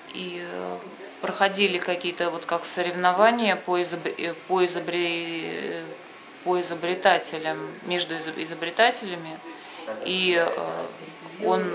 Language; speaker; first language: Russian; native; Russian